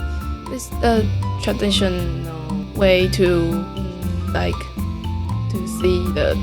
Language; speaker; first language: English; non-native, learner; Chinese